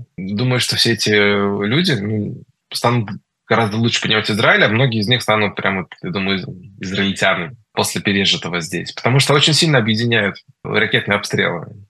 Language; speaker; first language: Russian; early bilingual, heritage; Russian